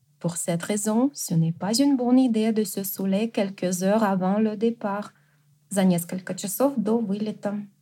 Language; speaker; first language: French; non-native, fluent; Russian